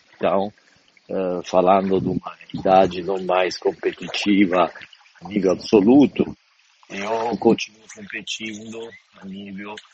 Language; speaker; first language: Portuguese; non-native, fluent; Italian